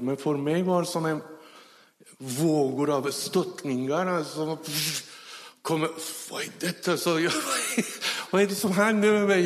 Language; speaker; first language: Swedish; non-native, fluent; Persian